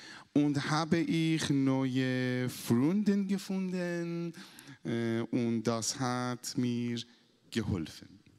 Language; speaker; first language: German; non-native, learner; Persian